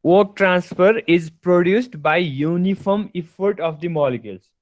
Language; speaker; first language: English; non-native, local second language; Nepali